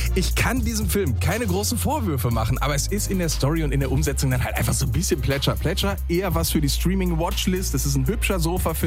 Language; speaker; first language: German; native; German